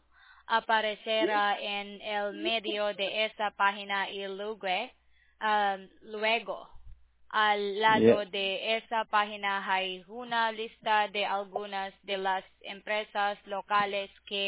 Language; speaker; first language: Spanish; non-native, learner; English